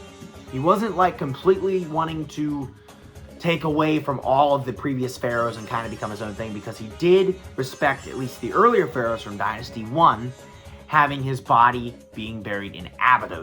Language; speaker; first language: English; native; English